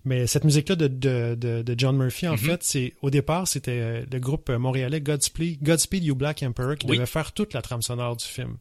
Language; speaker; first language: French; native; French